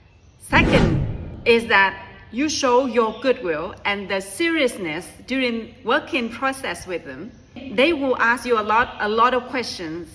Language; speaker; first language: English; non-native, fluent; Vietnamese